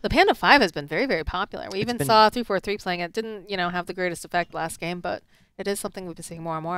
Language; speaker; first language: English; native; English